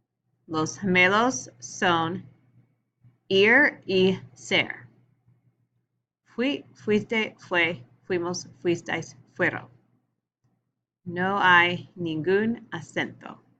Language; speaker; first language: Spanish; non-native, learner; English